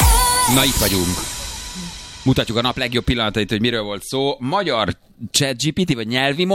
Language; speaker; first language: Hungarian; native; Hungarian